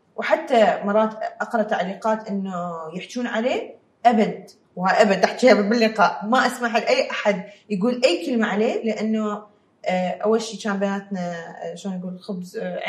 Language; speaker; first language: Arabic; native; Arabic